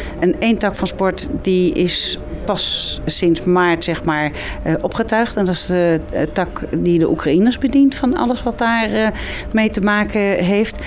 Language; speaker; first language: Dutch; native; Dutch